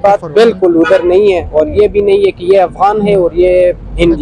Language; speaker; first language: Hindi; non-native, local second language; Pashto